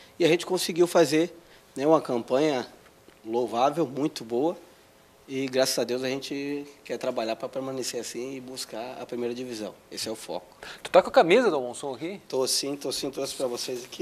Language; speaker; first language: Portuguese; native; Portuguese